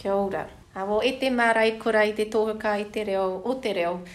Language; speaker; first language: Māori; non-native, local second language; English